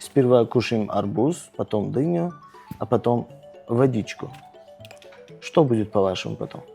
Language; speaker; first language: Russian; non-native, local second language; Tajik